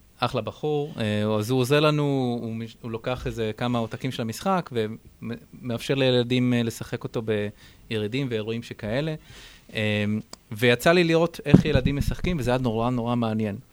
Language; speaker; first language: Hebrew; native; Hebrew